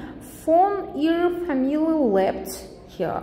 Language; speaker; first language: German; non-native, fluent; Azerbaijani